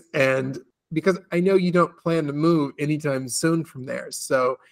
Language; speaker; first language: English; native; English